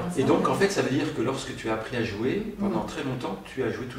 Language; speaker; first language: French; native; French